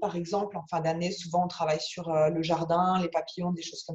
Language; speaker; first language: French; native; French